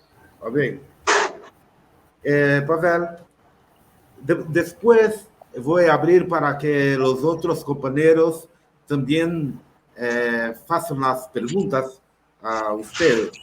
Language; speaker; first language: Spanish; non-native, learner; Portuguese